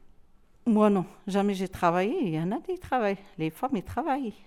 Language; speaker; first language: French; non-native, learner; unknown